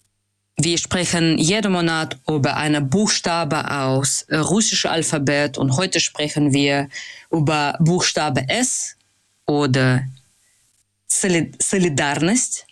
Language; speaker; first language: German; non-native, fluent; Russian